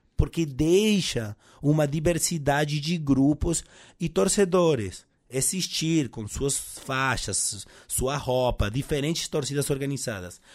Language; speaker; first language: Portuguese; non-native, fluent; Spanish